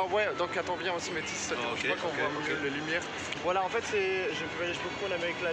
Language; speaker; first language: French; native; French